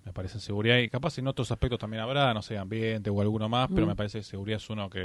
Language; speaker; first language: Spanish; native; Spanish